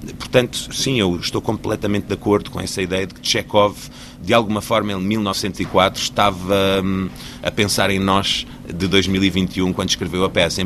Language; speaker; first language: Portuguese; native; Portuguese